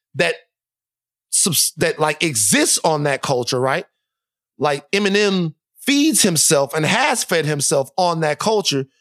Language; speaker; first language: English; native; English